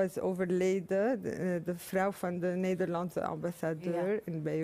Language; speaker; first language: Dutch; non-native, fluent; Arabic